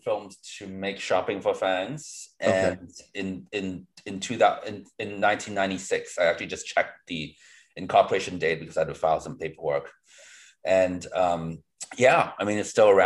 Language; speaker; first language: English; non-native, local second language; Cantonese